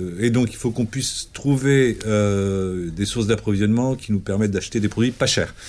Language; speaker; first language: French; native; French